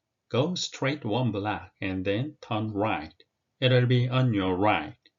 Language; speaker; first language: English; non-native, fluent; Korean